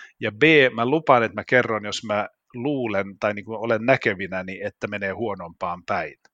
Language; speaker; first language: Finnish; non-native, local second language; Swedish